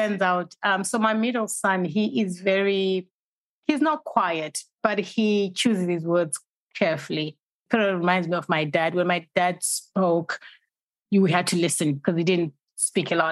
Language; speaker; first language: English; non-native, local second language; Shona